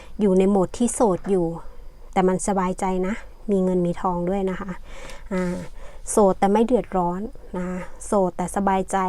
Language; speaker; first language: Thai; native; Thai